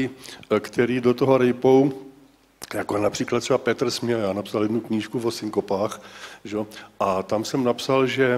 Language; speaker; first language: Czech; native; Czech